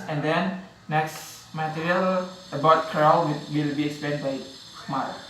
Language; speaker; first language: English; non-native, learner; Javanese